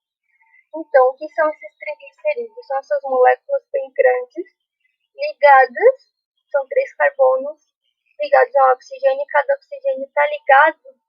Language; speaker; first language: Portuguese; native; Portuguese